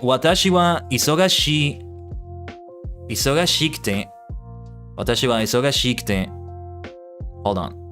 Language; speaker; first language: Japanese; non-native, learner; English